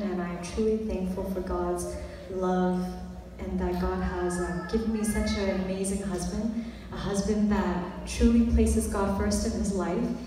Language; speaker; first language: English; early bilingual, other home language; Vietnamese